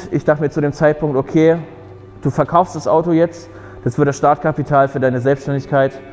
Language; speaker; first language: German; early bilingual, other home language; Polish